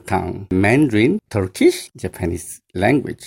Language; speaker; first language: English; non-native, local second language; Chinese